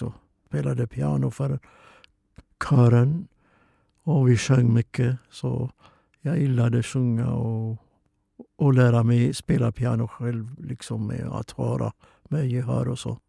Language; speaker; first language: Swedish; non-native, fluent; Oromo